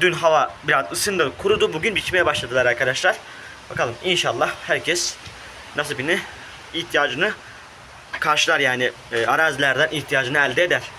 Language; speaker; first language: Turkish; native; Turkish